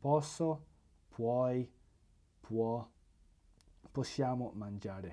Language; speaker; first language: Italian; non-native, fluent; English